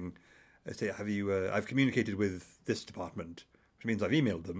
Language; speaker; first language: English; native; English